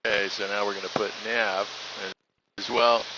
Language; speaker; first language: English; native; English